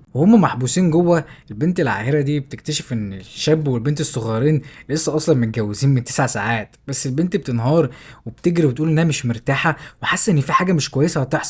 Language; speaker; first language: Arabic; native; Arabic